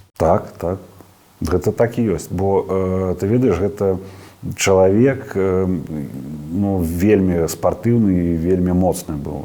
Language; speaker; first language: Belarusian; non-native, local second language; Russian